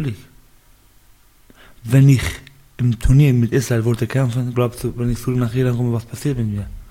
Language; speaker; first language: German; non-native, learner; Baluchi